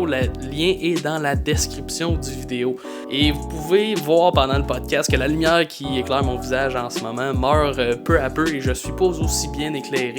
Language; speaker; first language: French; native; French